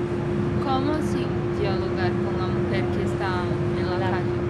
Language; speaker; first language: Spanish; non-native, fluent; Portuguese